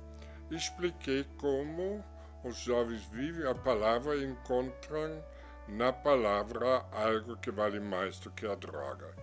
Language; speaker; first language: Portuguese; non-native, fluent; German